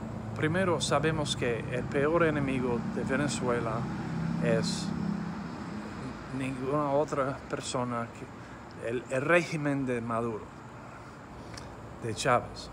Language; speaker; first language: Spanish; non-native, fluent; English